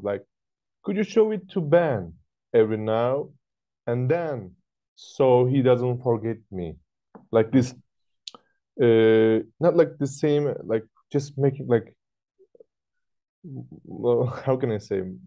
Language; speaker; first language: English; non-native, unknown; Turkish